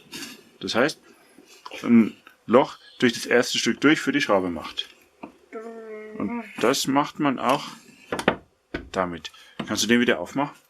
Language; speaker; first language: German; native; German